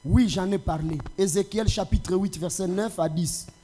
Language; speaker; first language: French; non-native, local second language; Swahili